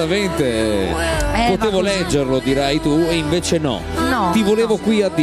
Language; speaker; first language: Italian; native; Italian